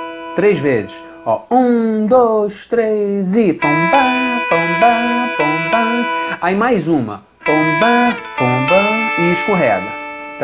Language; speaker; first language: Portuguese; native; Portuguese